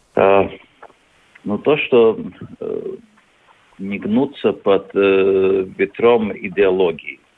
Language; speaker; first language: Russian; non-native, local second language; Latvian